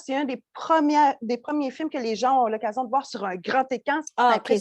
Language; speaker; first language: French; native; French